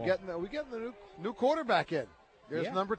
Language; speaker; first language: English; native; English